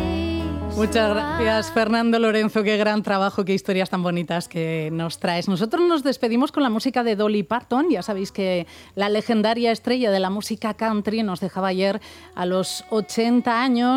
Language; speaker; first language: Spanish; native; Spanish